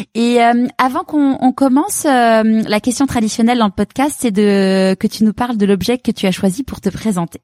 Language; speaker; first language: French; native; French